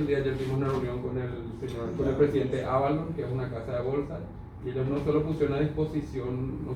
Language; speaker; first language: Spanish; native; Spanish